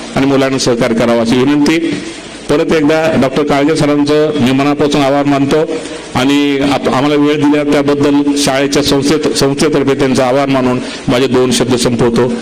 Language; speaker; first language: Marathi; native; Marathi